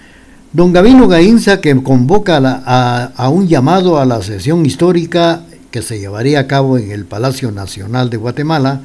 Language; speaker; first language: Spanish; native; Spanish